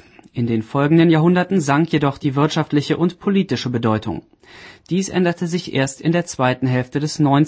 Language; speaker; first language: German; native; German